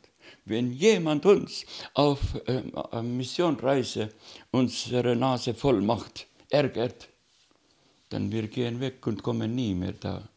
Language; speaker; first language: German; non-native, learner; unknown